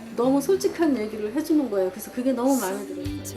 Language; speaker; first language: Korean; native; Korean